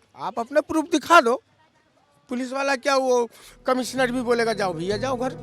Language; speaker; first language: Hindi; non-native, local second language; Bangla